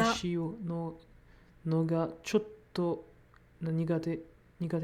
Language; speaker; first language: Japanese; non-native, learner; English